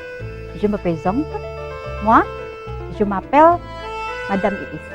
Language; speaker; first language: French; non-native, fluent; Indonesian